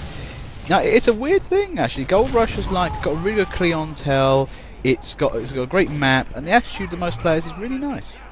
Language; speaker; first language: English; native; English